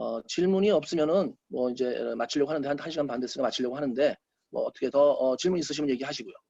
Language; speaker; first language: Korean; native; Korean